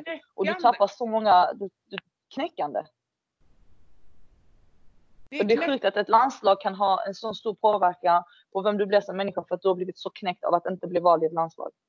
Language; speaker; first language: Swedish; native; Swedish